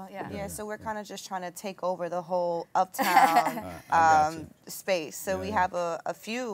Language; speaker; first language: English; native; English